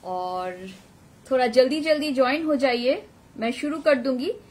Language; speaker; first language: Hindi; non-native, local second language; Bangla